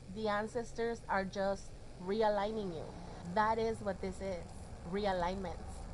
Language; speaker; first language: English; early bilingual, other home language; Spanish